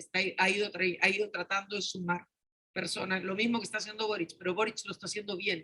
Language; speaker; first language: Spanish; native; Spanish